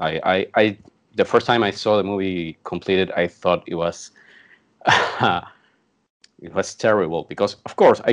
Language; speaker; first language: English; non-native, fluent; Spanish